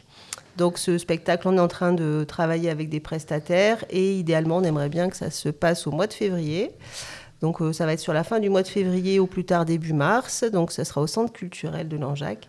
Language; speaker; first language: French; native; French